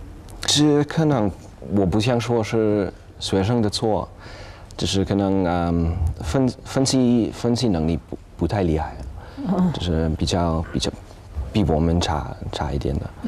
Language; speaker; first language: Chinese; non-native, fluent; English